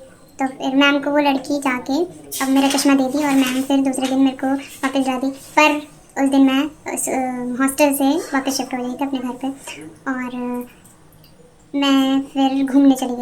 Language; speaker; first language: Hindi; native; Hindi